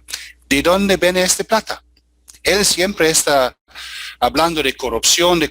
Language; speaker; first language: Spanish; non-native, fluent; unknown